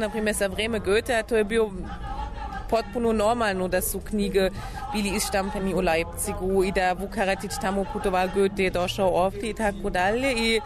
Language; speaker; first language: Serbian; non-native, learner; German